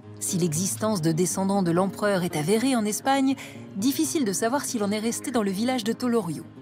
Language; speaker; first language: French; native; French